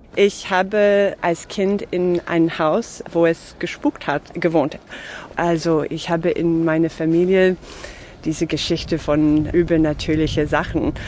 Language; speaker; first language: German; non-native, fluent; English